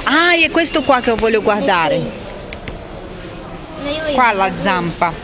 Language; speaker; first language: Italian; non-native, learner; Portuguese